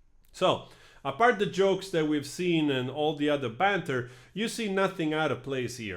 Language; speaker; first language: English; non-native, fluent; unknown